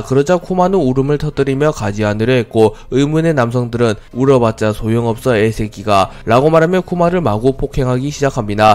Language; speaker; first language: Korean; native; Korean